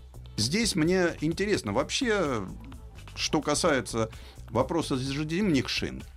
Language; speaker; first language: Russian; native; Russian